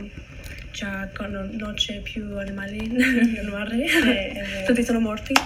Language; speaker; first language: Italian; non-native, learner; English